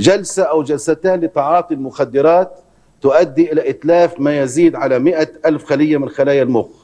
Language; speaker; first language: Arabic; native; Arabic